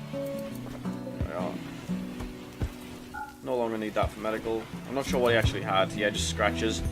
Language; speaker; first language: English; native; English